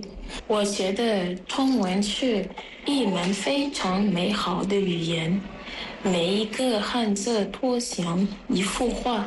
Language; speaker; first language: Chinese; non-native, learner; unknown